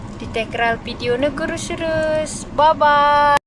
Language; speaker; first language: Turkish; non-native, learner; Indonesian